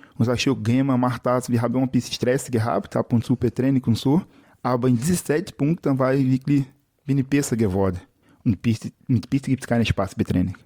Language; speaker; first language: German; non-native, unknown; Portuguese